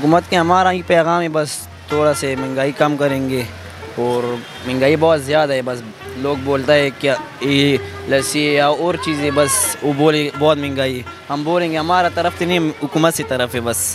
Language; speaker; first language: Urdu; non-native, local second language; Pashto